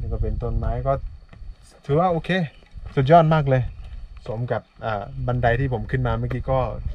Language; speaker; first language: Thai; non-native, local second language; Karen languages